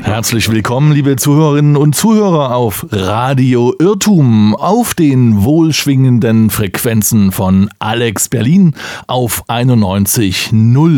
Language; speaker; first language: German; native; German